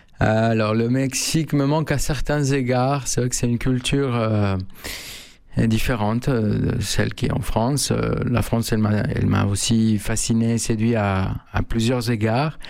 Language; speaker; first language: French; non-native, fluent; Spanish